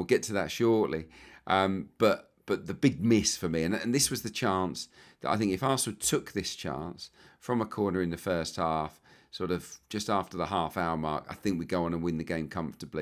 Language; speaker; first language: English; native; English